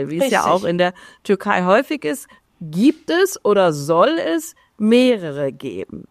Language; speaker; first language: German; native; German